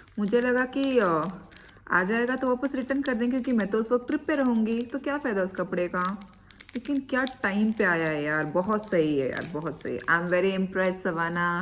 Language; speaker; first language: Hindi; non-native, local second language; Kannada